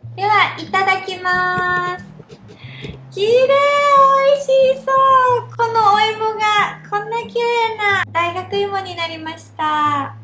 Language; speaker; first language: Japanese; native; Japanese